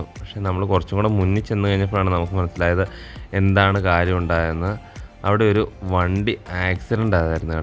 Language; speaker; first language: Malayalam; native; Malayalam